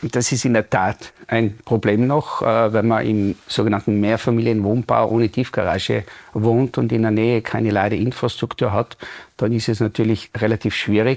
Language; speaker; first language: German; native; German